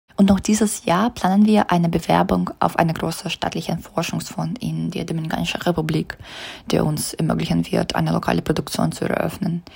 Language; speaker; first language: German; non-native, fluent; Russian